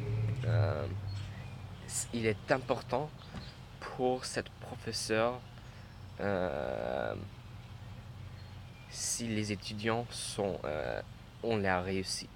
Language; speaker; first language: French; non-native, learner; English